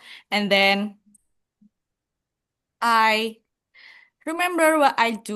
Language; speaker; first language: English; non-native, learner; Indonesian